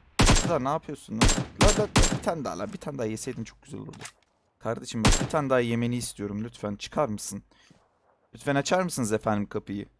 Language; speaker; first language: Turkish; native; Turkish